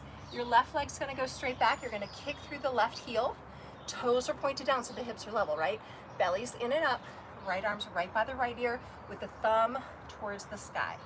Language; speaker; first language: English; native; English